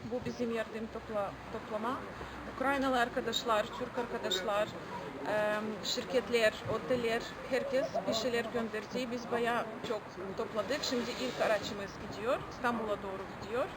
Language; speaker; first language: Turkish; non-native, fluent; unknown